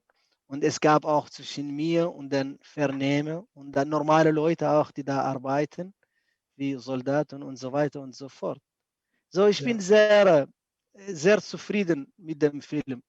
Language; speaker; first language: German; non-native, fluent; Arabic